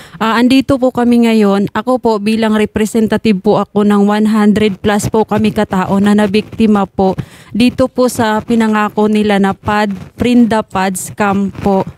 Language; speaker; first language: Filipino; non-native, local second language; Cebuano